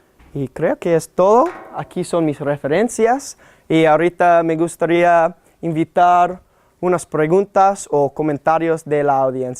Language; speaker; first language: Spanish; non-native, fluent; English